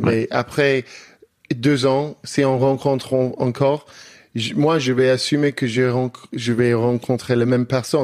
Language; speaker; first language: French; non-native, learner; English